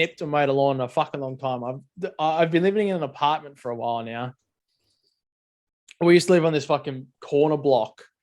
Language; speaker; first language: English; native; English